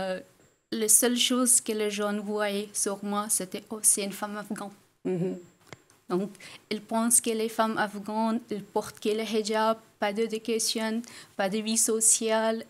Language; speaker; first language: French; non-native, fluent; Persian